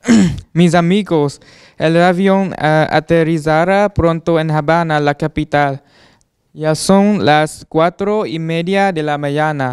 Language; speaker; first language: Spanish; non-native, learner; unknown